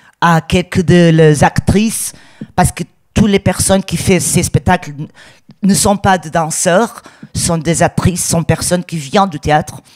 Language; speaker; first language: French; non-native, learner; Portuguese